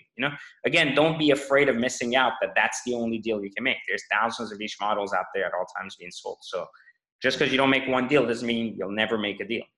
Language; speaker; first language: English; non-native, fluent; French